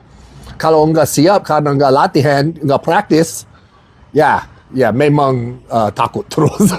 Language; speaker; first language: Indonesian; non-native, learner; English